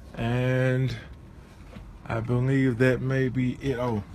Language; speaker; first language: English; native; English